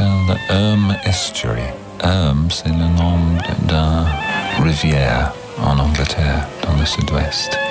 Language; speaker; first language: French; non-native, fluent; English